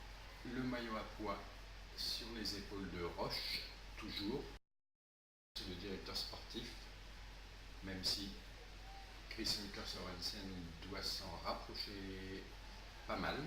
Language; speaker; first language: French; native; French